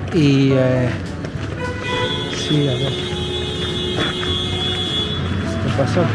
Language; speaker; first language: Spanish; non-native, fluent; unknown